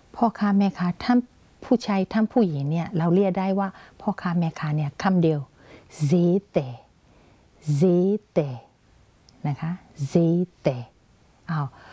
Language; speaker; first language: Thai; non-native, fluent; Burmese